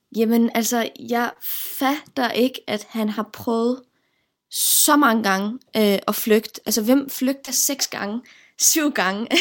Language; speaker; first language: Danish; early bilingual, other home language; Arabic